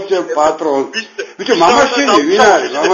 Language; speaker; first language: Georgian; native; Georgian